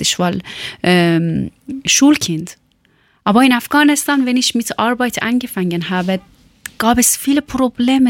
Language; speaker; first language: German; non-native, learner; Persian